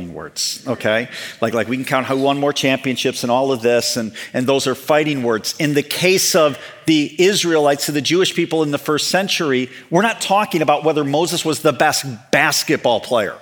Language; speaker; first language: English; native; English